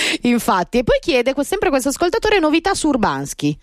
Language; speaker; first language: Italian; native; Italian